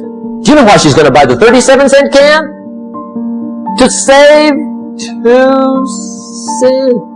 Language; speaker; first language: English; native; English